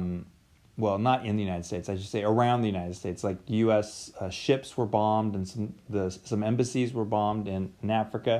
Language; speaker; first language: English; native; English